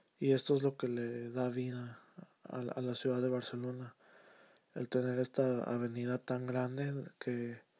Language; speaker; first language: Spanish; early bilingual, heritage; Spanish